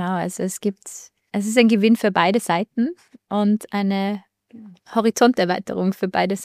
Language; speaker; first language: German; native; German